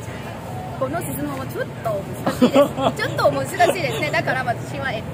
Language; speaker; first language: Japanese; non-native, learner; Vietnamese